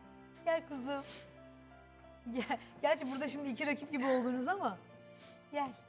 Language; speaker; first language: Turkish; native; Turkish